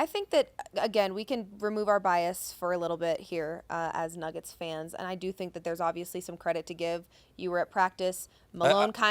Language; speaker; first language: English; native; English